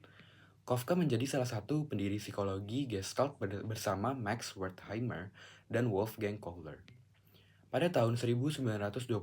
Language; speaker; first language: Indonesian; native; Indonesian